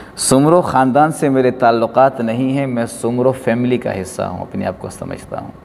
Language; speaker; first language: Urdu; non-native, local second language; Pashto